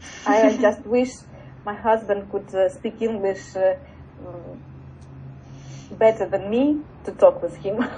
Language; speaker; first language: English; non-native, learner; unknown